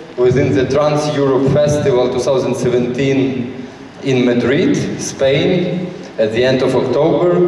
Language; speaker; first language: English; non-native, fluent; Ukrainian